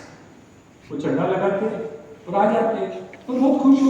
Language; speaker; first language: Hindi; non-native, local second language; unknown